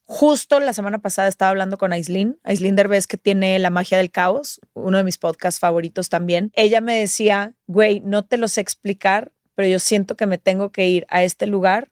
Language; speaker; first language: Spanish; native; Spanish